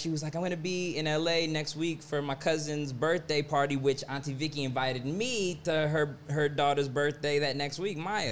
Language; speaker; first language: English; native; English